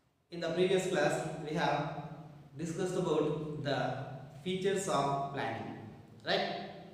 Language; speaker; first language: English; non-native, local second language; Kannada